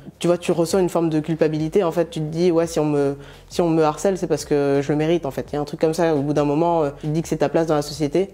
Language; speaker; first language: French; native; French